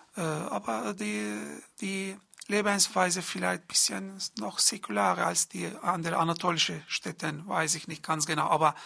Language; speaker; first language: German; non-native, learner; Turkish